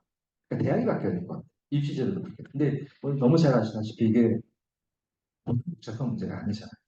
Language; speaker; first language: Korean; native; Korean